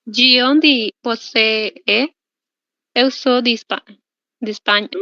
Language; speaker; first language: Portuguese; non-native, learner; Spanish